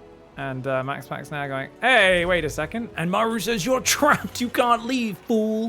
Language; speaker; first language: English; native; English